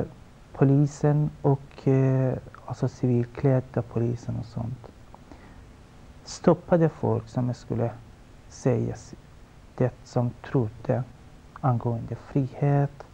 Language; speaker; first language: Swedish; non-native, fluent; Persian